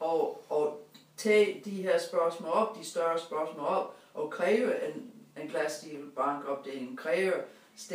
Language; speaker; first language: Danish; non-native, fluent; English